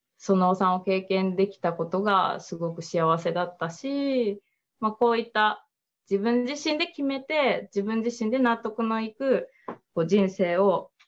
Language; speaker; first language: Japanese; native; Japanese